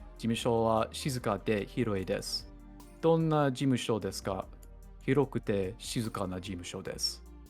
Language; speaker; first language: Japanese; non-native, learner; English